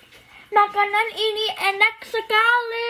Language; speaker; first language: Indonesian; early bilingual, heritage; English